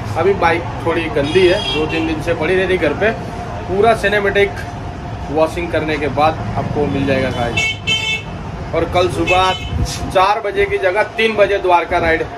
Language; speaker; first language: Hindi; non-native, local second language; Gujarati